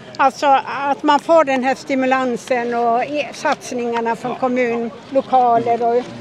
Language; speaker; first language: Swedish; native; Swedish